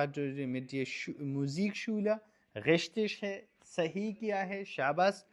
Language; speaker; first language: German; non-native, fluent; Urdu